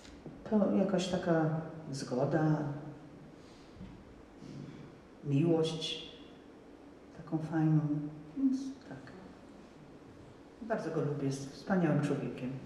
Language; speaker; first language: Polish; non-native, fluent; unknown